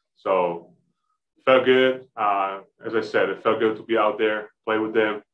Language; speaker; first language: English; non-native, fluent; Italian